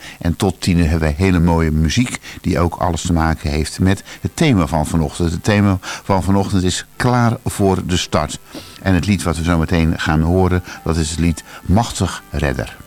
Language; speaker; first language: Dutch; native; Dutch